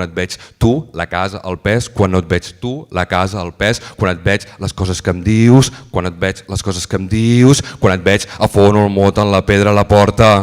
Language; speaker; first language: Catalan; native; Catalan